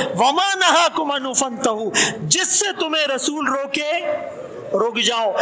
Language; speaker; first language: Urdu; non-native, local second language; Pashto